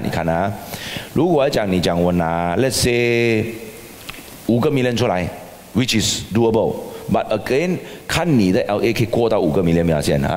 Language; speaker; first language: Chinese; native; Chinese